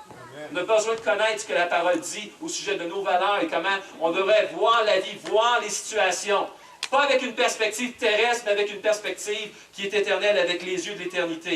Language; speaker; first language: French; native; French